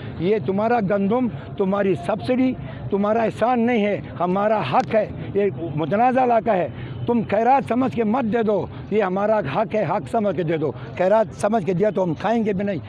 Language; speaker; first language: Urdu; non-native, local second language; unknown